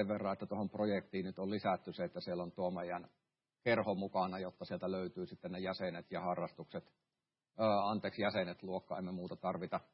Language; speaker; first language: Finnish; native; Finnish